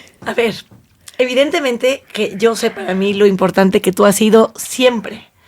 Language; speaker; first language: Spanish; native; Spanish